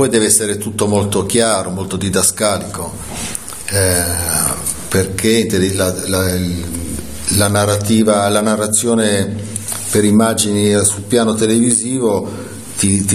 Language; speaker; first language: Italian; native; Italian